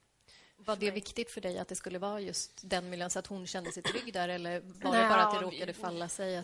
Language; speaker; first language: Swedish; native; Swedish